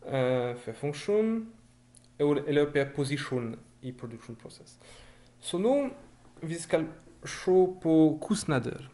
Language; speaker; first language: Norwegian; non-native, fluent; French